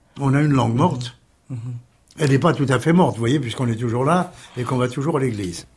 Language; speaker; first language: French; early bilingual, other home language; Armenian